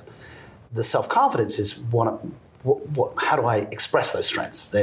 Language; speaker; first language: English; native; English